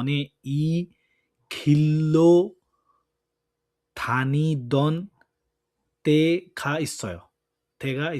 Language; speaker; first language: Korean; non-native, fluent; Bangla